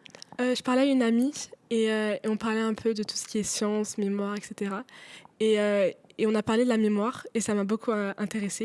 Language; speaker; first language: French; non-native, local second language; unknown